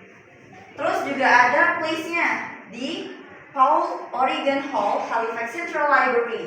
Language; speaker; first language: Indonesian; native; Indonesian